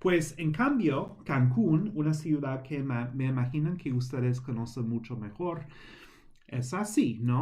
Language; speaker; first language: Spanish; non-native, fluent; English